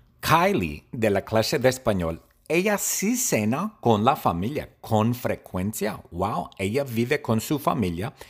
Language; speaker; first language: Spanish; non-native, learner; English